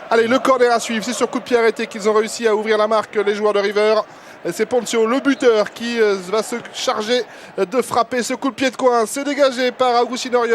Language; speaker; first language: French; native; French